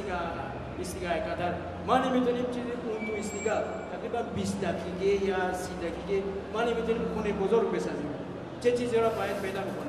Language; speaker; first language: Persian; non-native, learner; Malagasy